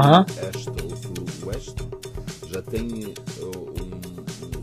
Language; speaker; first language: Portuguese; early bilingual, heritage; French